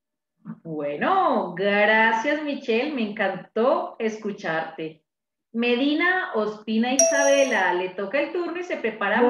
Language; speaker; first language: Spanish; native; Spanish